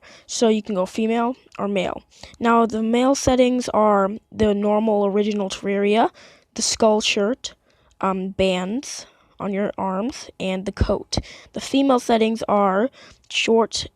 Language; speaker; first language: English; native; English